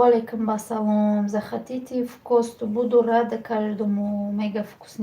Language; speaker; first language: Russian; non-native, learner; Tajik